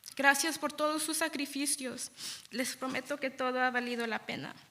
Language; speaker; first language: Spanish; early bilingual, heritage; Spanish